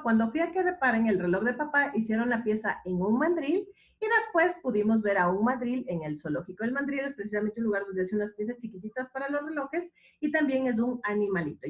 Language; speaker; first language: Spanish; native; Spanish